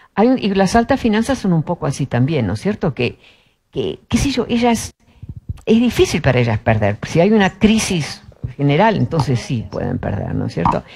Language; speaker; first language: Spanish; early bilingual, other home language; Dutch